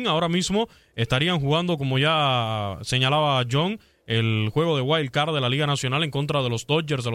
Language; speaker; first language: Spanish; native; Spanish